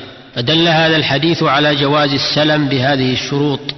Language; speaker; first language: Arabic; native; Arabic